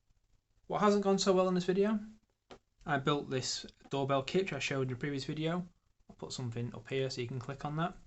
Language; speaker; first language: English; native; English